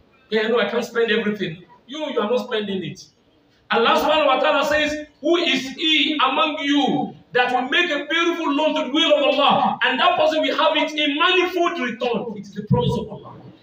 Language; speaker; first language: English; non-native, local second language; Yoruba